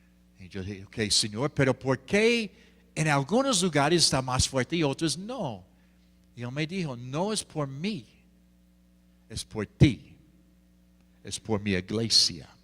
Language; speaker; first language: Spanish; non-native, fluent; English